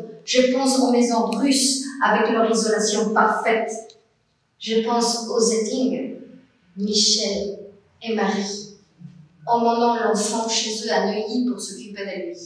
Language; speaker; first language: French; non-native, fluent; Spanish